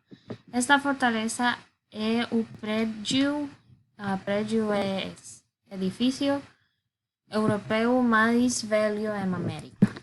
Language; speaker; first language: Portuguese; non-native, learner; Spanish